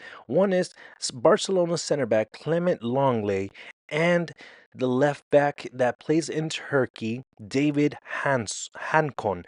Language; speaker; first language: English; native; English